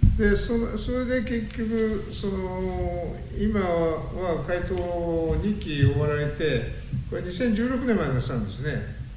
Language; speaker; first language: Japanese; native; Japanese